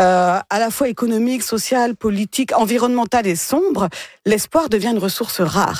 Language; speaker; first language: French; native; French